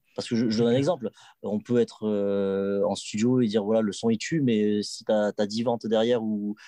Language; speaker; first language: French; native; French